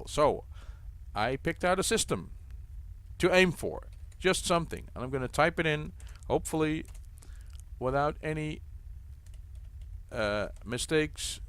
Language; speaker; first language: English; native; English